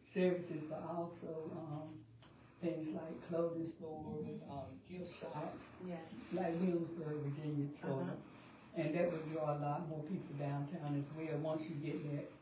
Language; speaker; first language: English; native; English